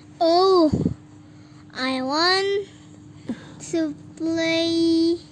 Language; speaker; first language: English; early bilingual, other home language; Indonesian